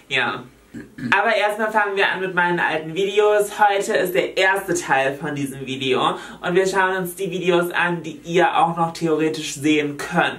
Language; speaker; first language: German; native; German